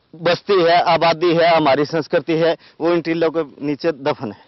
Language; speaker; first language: Hindi; native; Hindi